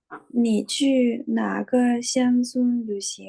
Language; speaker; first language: Chinese; non-native, learner; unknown